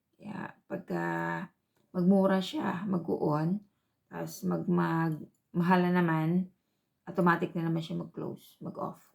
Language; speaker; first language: Filipino; native; Filipino